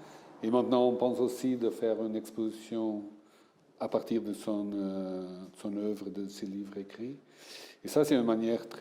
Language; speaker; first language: French; non-native, fluent; Portuguese